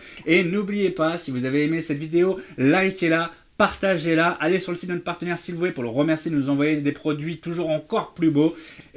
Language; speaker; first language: French; native; French